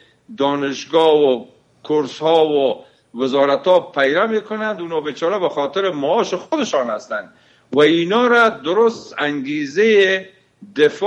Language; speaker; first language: Persian; native; Persian